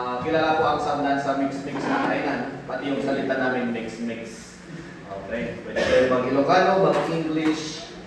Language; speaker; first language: Filipino; non-native, local second language; Iloko